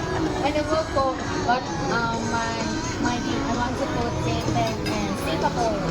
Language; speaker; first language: English; non-native, learner; Thai